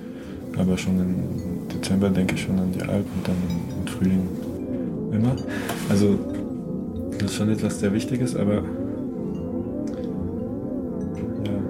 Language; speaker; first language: German; non-native, fluent; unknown